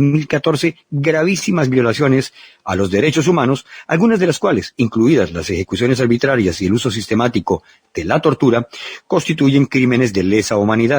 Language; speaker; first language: Spanish; native; Spanish